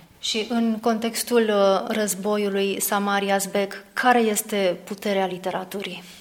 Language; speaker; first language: Romanian; native; Romanian